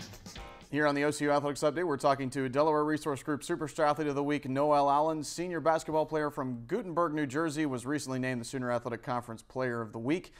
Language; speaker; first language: English; native; English